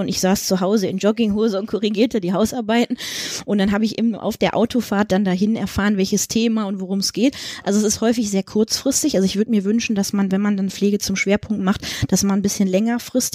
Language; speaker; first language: German; native; German